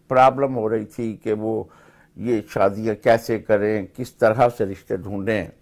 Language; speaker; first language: Urdu; native; Urdu